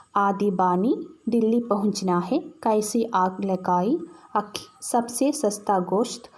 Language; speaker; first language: Hindi; non-native, local second language; Malayalam